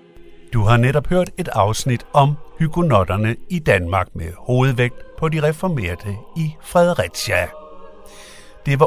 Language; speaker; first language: Danish; native; Danish